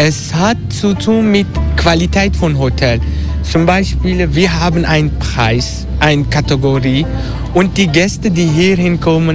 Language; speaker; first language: German; non-native, fluent; Turkish